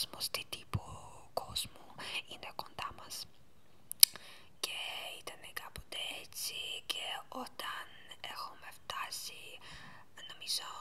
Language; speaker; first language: Greek; non-native, learner; Ukrainian